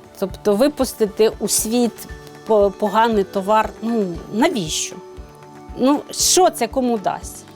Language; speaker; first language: Ukrainian; non-native, local second language; Russian